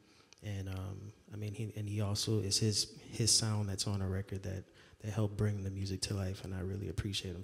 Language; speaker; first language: English; native; English